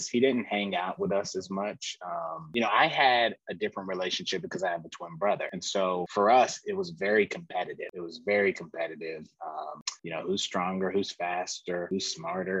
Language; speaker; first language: English; native; English